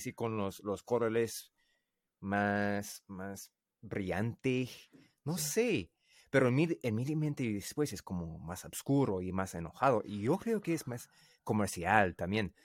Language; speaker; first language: Spanish; non-native, learner; English